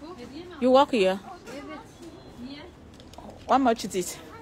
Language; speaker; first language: English; non-native, learner; French